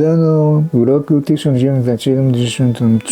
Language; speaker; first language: Polish; non-native, fluent; Japanese